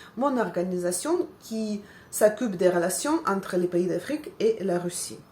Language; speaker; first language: French; non-native, fluent; Russian